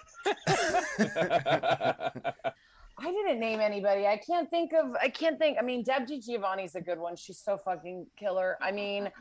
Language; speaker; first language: English; native; English